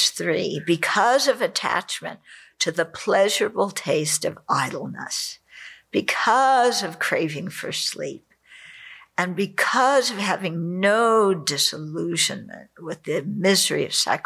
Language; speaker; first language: English; native; English